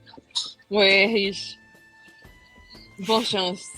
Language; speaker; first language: French; non-native, learner; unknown